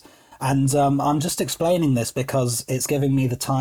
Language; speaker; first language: English; native; English